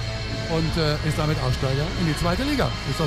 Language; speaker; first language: German; native; German